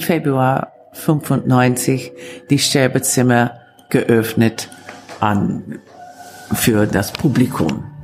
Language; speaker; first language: German; non-native, fluent; Italian